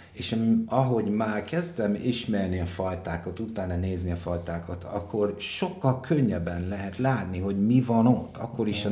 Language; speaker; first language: Hungarian; non-native, fluent; English